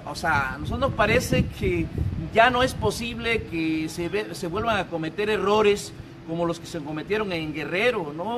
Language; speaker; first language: Spanish; native; Spanish